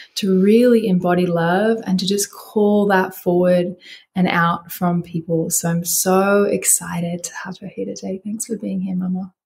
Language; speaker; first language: English; native; English